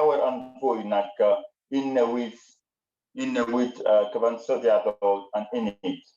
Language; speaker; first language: Welsh; non-native, learner; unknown